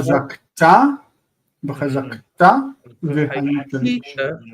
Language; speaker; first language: Hebrew; non-native, fluent; English